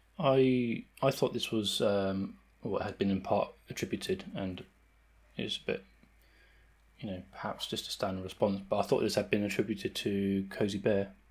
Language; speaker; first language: English; native; English